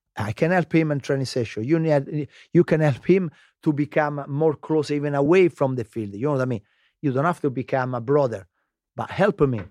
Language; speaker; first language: English; non-native, learner; Italian